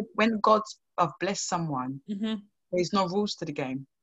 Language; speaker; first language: English; non-native, local second language; Krio